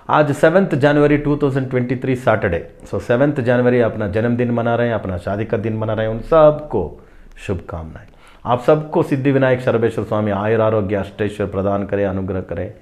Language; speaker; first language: Hindi; non-native, local second language; Tamil